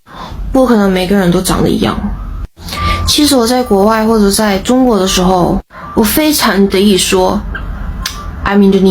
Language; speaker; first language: Chinese; non-native, fluent; Indonesian